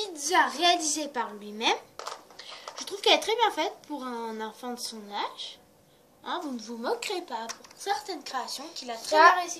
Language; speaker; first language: French; native; French